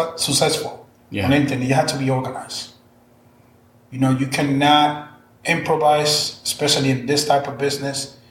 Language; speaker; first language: English; non-native, fluent; Spanish